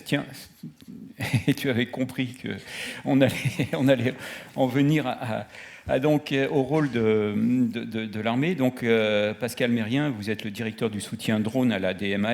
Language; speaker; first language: French; native; French